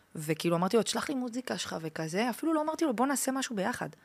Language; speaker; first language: Hebrew; early bilingual, heritage; French